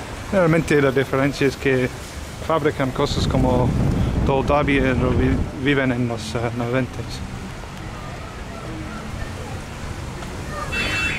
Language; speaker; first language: Spanish; non-native, learner; English